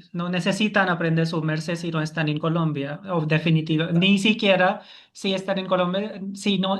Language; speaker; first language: Spanish; non-native, fluent; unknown